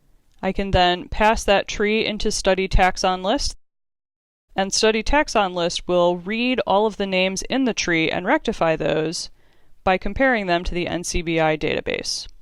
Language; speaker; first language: English; native; English